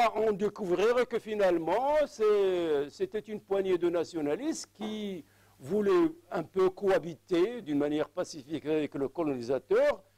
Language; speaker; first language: French; non-native, local second language; Arabic